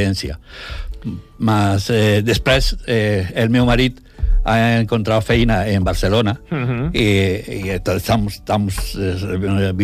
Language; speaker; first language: Catalan; non-native, local second language; Spanish